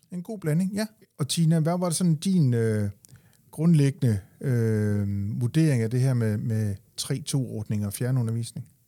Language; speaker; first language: Danish; native; Danish